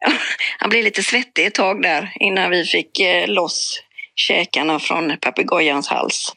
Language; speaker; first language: Swedish; native; Swedish